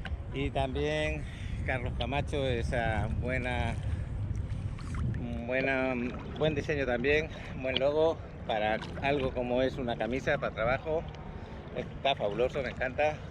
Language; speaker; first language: Spanish; native; Spanish